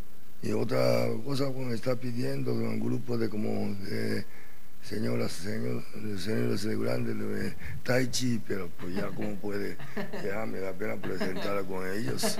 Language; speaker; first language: Spanish; non-native, learner; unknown